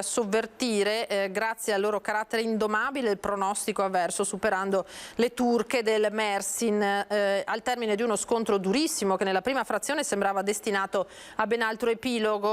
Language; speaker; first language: Italian; native; Italian